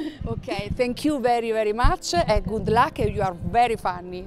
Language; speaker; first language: English; non-native, learner; Italian